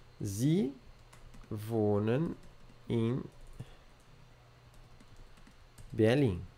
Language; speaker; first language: German; non-native, learner; Portuguese